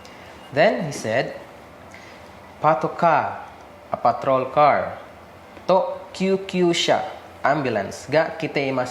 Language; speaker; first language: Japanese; non-native, fluent; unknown